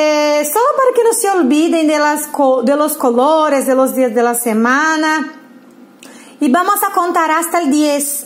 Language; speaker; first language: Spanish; non-native, fluent; Portuguese